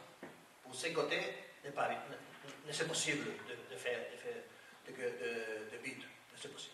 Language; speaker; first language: French; non-native, learner; Spanish